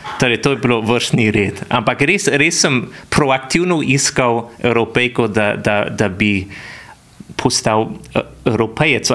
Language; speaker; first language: Slovenian; non-native, fluent; English